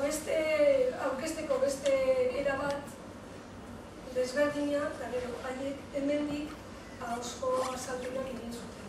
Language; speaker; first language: Basque; non-native, local second language; Spanish